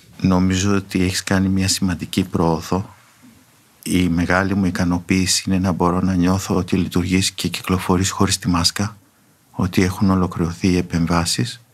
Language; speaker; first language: Greek; native; Greek